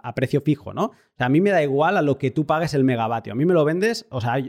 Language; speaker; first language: Spanish; native; Spanish